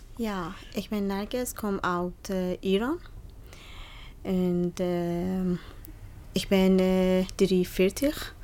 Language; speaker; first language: Dutch; non-native, learner; Persian